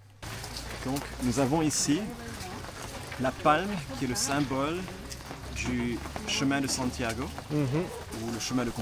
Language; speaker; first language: French; non-native, fluent; English